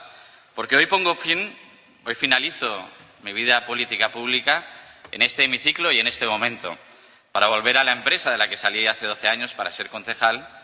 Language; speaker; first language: Spanish; native; Spanish